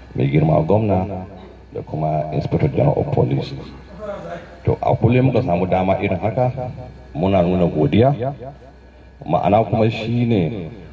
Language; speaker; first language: Hausa; native; Hausa